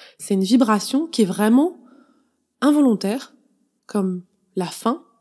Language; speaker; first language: French; native; French